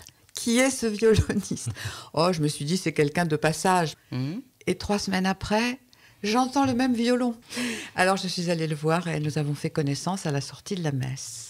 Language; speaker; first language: French; native; French